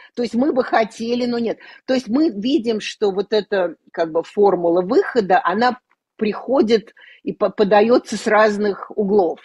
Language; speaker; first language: Russian; native; Russian